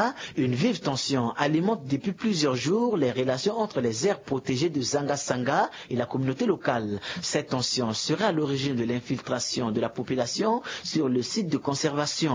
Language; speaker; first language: French; non-native, local second language; Sango